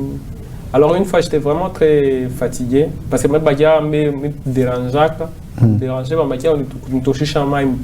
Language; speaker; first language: French; non-native, local second language; Swahili